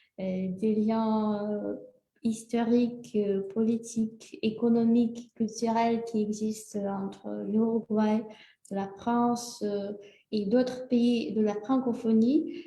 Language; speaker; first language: French; non-native, fluent; Russian